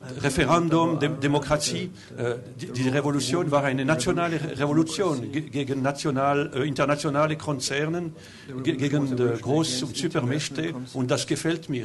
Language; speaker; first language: German; non-native, local second language; French